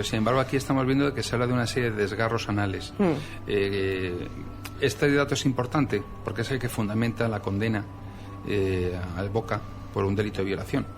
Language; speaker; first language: Spanish; native; Spanish